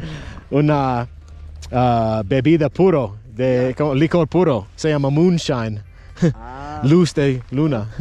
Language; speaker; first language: Spanish; non-native, learner; English